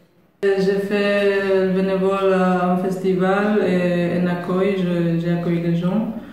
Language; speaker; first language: French; non-native, learner; Spanish